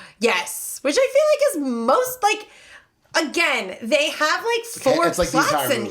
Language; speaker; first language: English; native; English